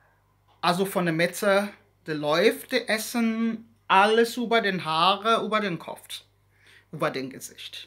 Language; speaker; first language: German; non-native, learner; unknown